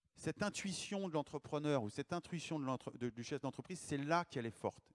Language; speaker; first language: French; native; French